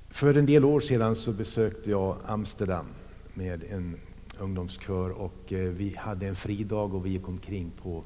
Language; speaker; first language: Swedish; native; Swedish